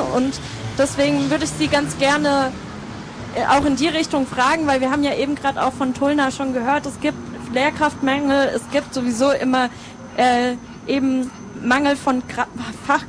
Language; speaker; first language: German; native; German